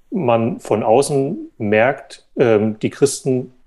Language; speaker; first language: German; native; German